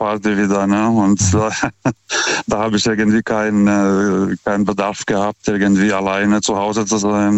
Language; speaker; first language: German; non-native, fluent; Lithuanian